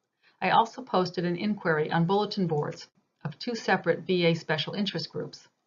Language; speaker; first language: English; native; English